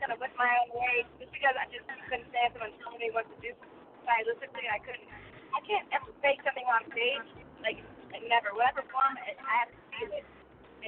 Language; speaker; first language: English; native; English